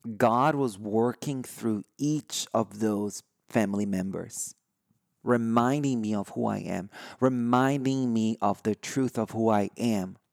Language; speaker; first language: English; non-native, fluent; Portuguese